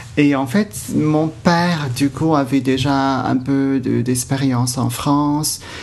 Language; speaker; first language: French; non-native, fluent; Cantonese